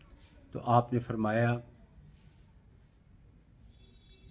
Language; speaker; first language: Urdu; native; Urdu